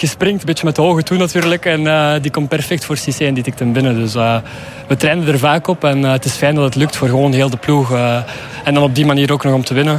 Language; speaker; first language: Dutch; native; Dutch